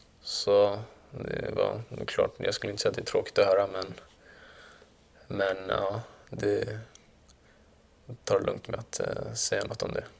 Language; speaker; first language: Swedish; early bilingual, other home language; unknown